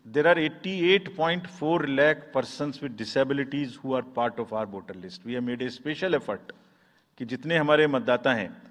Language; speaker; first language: Hindi; native; Hindi